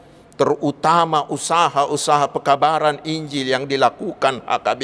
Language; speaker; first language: Indonesian; non-native, local second language; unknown